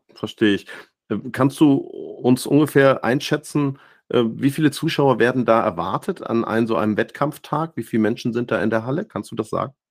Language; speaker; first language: German; native; German